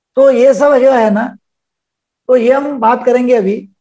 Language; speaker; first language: Hindi; non-native, local second language; Marathi